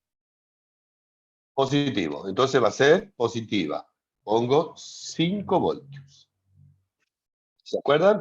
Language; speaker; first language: Spanish; native; Spanish